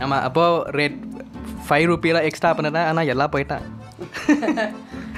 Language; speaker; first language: Tamil; non-native, learner; Thai